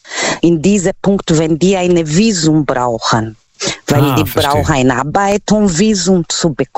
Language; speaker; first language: German; non-native, fluent; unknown